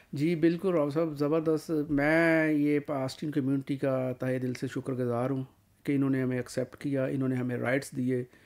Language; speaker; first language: Urdu; non-native, local second language; Punjabi